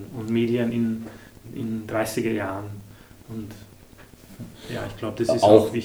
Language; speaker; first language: German; non-native, fluent; Hungarian